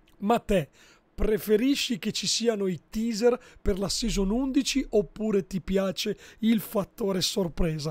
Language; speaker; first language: Italian; native; Italian